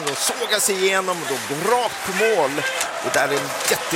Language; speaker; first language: Swedish; native; Swedish